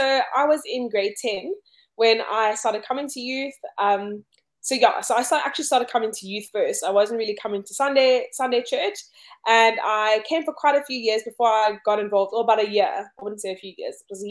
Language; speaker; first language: English; native; English